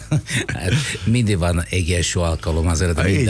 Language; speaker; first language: Hungarian; non-native, fluent; Italian